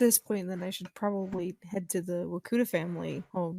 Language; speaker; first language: English; native; English